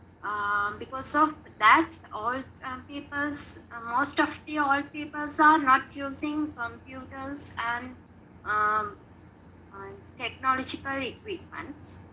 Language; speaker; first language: English; non-native, learner; Sinhala